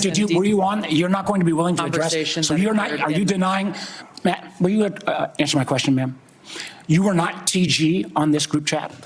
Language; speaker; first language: English; native; English